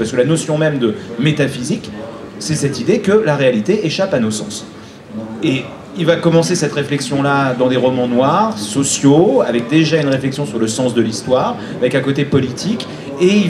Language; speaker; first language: French; native; French